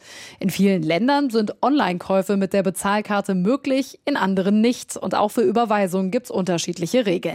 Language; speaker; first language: German; native; German